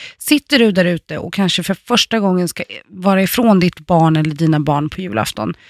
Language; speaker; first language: Swedish; native; Swedish